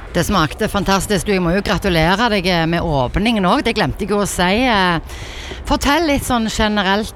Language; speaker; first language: Norwegian; native; Norwegian